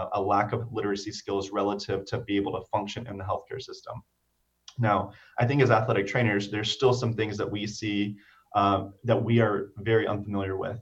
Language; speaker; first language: English; native; English